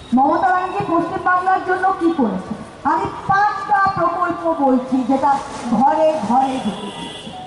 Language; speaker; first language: Bangla; native; Bangla